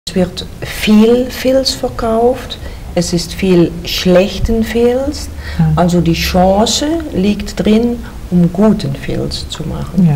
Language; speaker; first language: German; non-native, fluent; Dutch